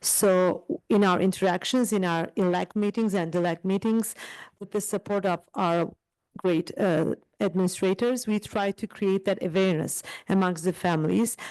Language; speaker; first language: English; non-native, fluent; Turkish